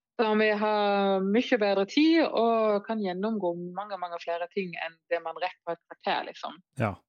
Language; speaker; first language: Norwegian; non-native, fluent; German